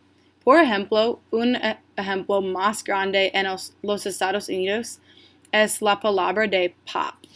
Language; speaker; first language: Spanish; non-native, learner; English